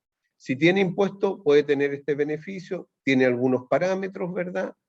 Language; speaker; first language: Spanish; native; Spanish